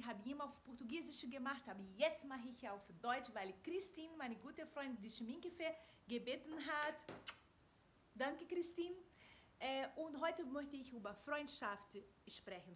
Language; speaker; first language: German; non-native, fluent; Portuguese